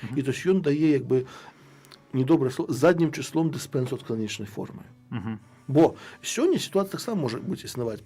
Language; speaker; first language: Belarusian; non-native, local second language; Russian